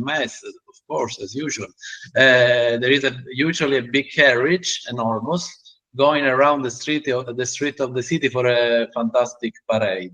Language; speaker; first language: English; non-native, learner; Italian